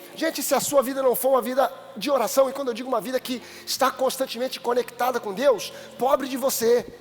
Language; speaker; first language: Portuguese; native; Portuguese